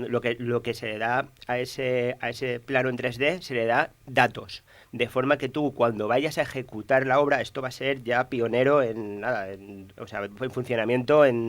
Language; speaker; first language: Spanish; native; Spanish